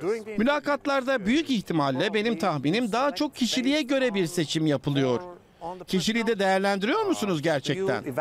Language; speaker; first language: Turkish; native; Turkish